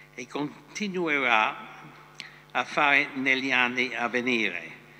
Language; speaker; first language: Italian; non-native, fluent; English